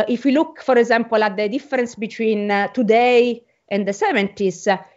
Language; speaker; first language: English; non-native, fluent; Italian